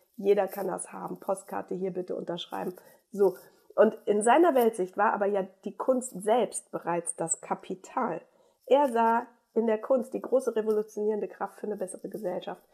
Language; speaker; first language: German; native; German